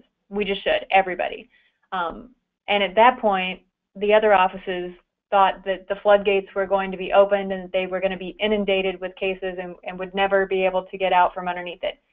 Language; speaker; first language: English; native; English